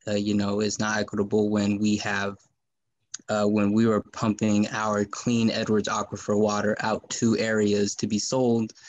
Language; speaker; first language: English; native; English